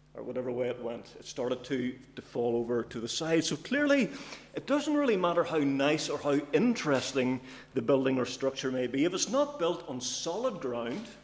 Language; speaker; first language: English; native; English